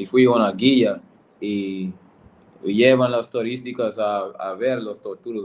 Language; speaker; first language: Spanish; non-native, learner; English